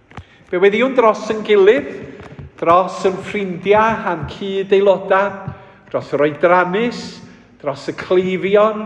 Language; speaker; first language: Welsh; native; Welsh